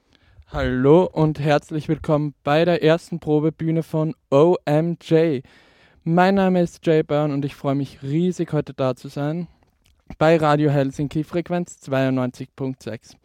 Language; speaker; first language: German; native; German